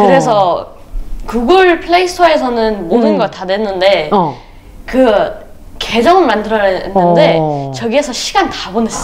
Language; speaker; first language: Korean; early bilingual, other home language; English